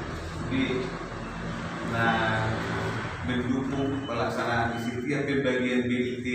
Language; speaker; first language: Indonesian; non-native, local second language; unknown